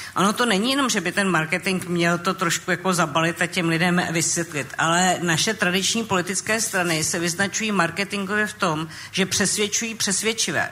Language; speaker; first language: Czech; native; Czech